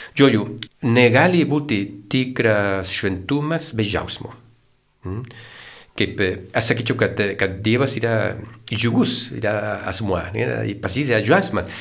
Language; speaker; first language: Lithuanian; non-native, fluent; Spanish